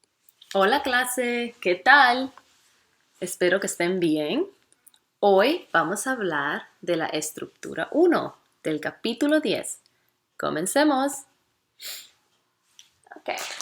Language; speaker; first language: Spanish; non-native, fluent; English